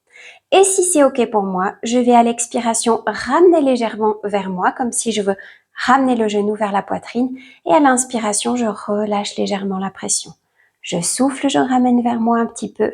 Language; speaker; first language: French; native; French